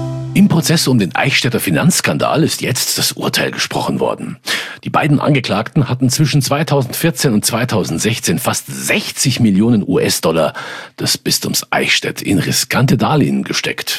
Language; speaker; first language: German; native; German